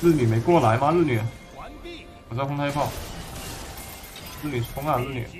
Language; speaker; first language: Chinese; native; Chinese